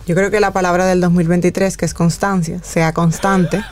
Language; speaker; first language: Spanish; native; Spanish